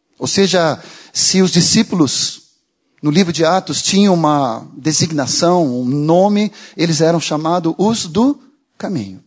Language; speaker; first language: Portuguese; non-native, fluent; Swedish